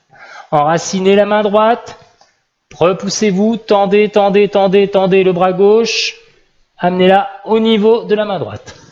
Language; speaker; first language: French; native; French